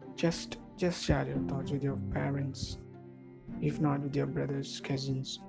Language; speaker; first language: English; non-native, local second language; Tamil